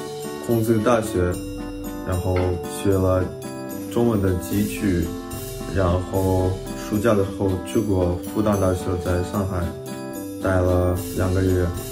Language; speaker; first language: Chinese; non-native, fluent; Russian